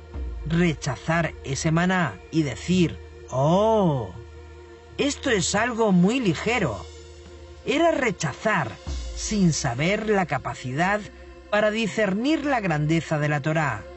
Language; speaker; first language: Spanish; native; Spanish